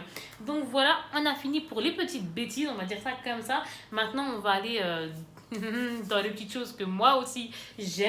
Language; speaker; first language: French; native; French